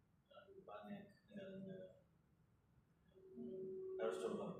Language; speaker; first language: Indonesian; non-native, fluent; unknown